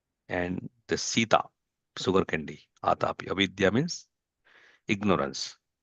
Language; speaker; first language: English; non-native, fluent; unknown